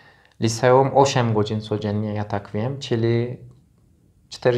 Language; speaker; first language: Polish; non-native, learner; Turkish